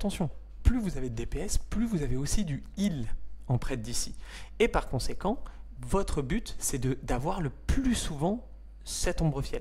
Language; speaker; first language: French; native; French